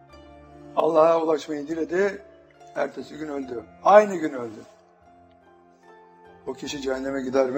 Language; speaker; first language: Turkish; native; Turkish